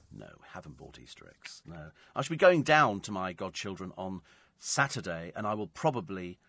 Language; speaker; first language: English; native; English